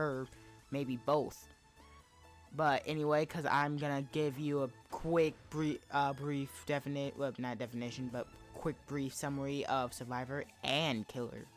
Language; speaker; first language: English; native; English